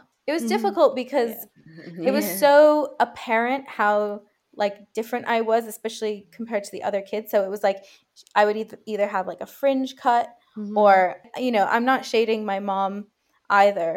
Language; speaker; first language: English; native; English